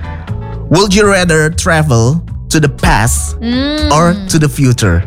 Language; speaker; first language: English; non-native, fluent; Indonesian